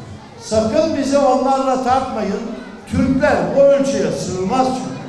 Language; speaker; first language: Turkish; native; Turkish